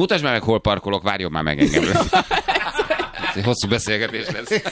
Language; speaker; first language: Hungarian; native; Hungarian